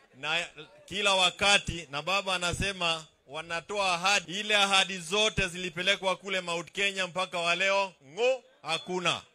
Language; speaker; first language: Swahili; non-native, local second language; Kikuyu